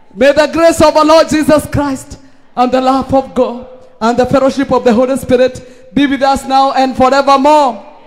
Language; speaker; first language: English; non-native, local second language; Swahili